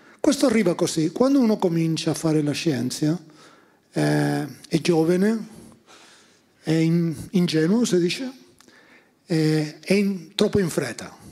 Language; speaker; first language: Italian; non-native, fluent; Spanish